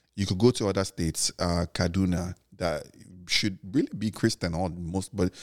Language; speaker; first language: English; non-native, local second language; Igbo